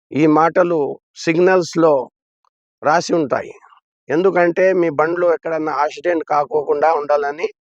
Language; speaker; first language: Telugu; non-native, local second language; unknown